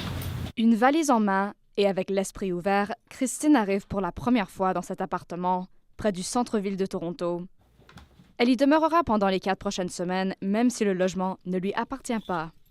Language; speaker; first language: French; native; French